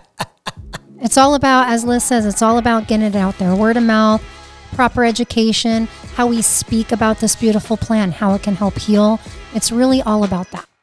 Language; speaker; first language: English; native; English